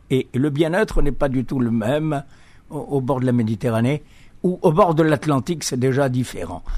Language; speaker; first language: French; native; French